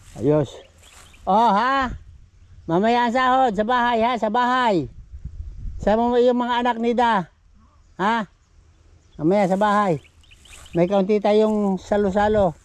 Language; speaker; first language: Filipino; native; Filipino